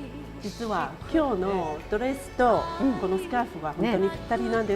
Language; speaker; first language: Japanese; non-native, fluent; Chinese